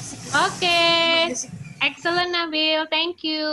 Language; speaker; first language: English; non-native, fluent; Indonesian